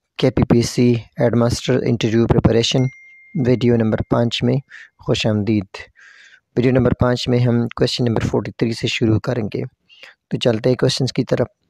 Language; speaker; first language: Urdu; non-native, local second language; Pashto